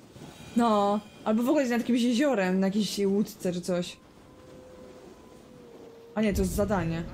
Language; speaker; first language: Polish; native; Polish